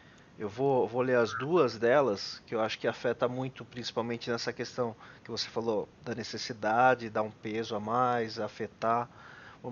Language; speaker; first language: Portuguese; native; Portuguese